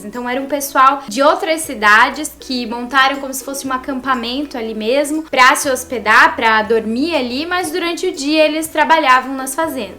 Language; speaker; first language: Portuguese; native; Portuguese